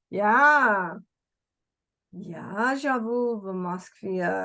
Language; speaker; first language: Russian; non-native, fluent; English